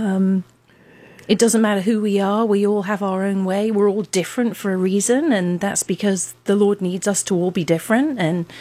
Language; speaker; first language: English; native; English